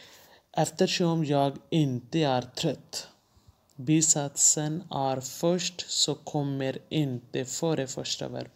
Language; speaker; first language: Swedish; non-native, fluent; Urdu